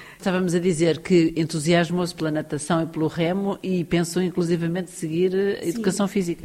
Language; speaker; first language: Portuguese; native; Portuguese